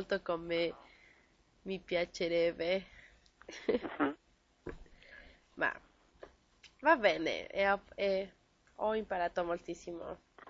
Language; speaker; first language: Italian; non-native, learner; Spanish